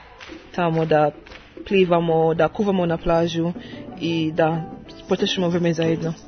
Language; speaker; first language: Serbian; non-native, learner; English